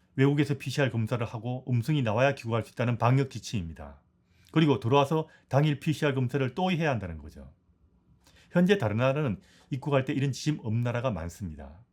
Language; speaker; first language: Korean; native; Korean